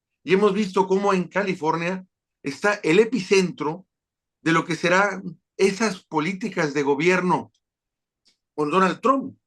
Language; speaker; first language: Spanish; native; Spanish